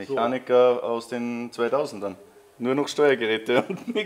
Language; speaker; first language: German; non-native, local second language; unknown